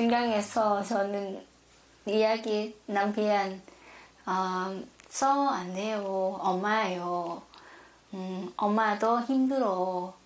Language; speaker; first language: Korean; non-native, learner; Thai